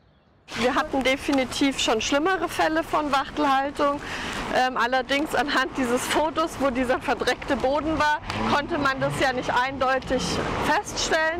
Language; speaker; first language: German; native; German